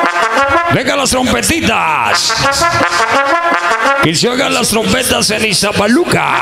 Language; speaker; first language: Spanish; native; Spanish